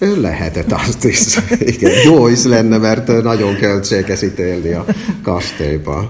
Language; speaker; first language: Hungarian; non-native, fluent; Finnish